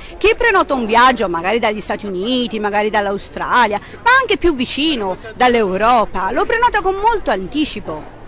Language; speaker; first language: Italian; native; Italian